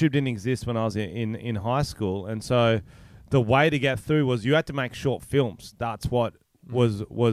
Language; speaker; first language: English; native; English